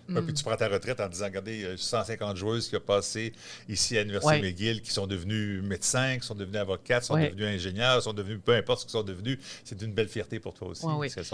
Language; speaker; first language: French; native; French